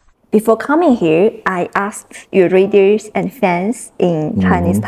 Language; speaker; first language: English; non-native, fluent; Chinese